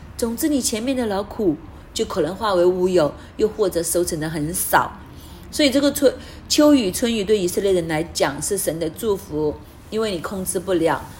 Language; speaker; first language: Chinese; non-native, fluent; Cantonese